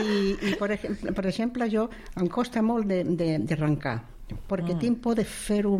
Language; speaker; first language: Catalan; non-native, local second language; Spanish